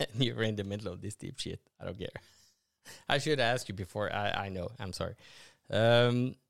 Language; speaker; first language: English; non-native, fluent; Norwegian